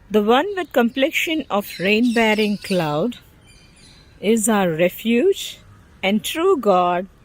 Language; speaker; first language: English; non-native, local second language; Tamil